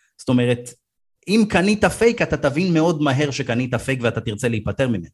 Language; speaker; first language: Hebrew; early bilingual, other home language; Amharic